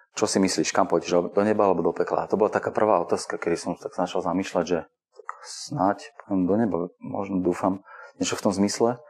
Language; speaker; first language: Slovak; native; Slovak